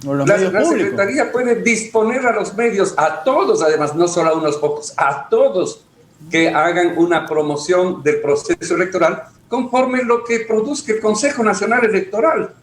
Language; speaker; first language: Spanish; native; Spanish